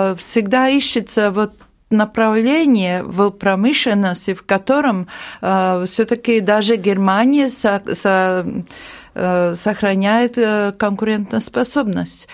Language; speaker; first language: Russian; non-native, local second language; Latvian